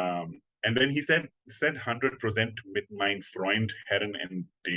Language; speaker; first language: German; non-native, learner; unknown